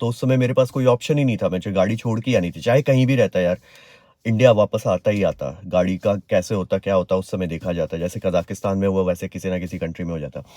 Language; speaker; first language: Hindi; native; Hindi